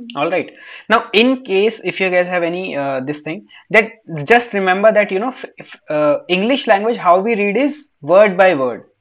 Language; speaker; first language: English; non-native, local second language; Hindi